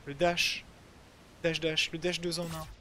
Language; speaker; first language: French; native; French